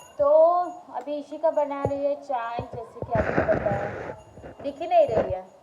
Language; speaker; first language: Hindi; native; Hindi